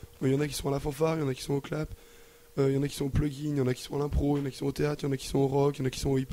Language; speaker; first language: French; native; French